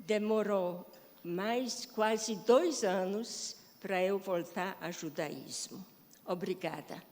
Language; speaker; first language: Portuguese; non-native, fluent; Polish